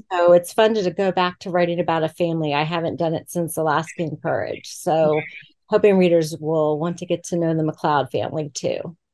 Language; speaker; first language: English; native; English